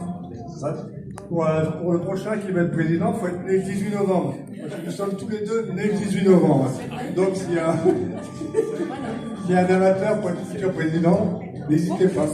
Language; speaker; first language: French; native; French